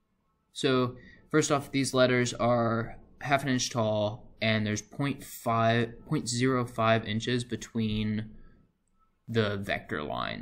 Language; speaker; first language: English; native; English